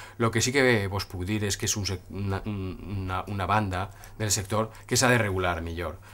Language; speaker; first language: Catalan; native; Catalan